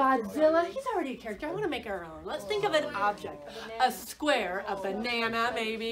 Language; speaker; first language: English; native; English